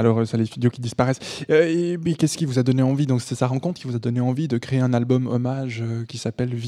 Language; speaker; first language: French; native; French